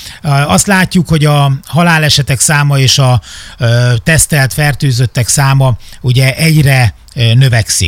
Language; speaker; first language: Hungarian; native; Hungarian